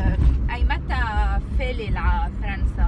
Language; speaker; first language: Arabic; native; Arabic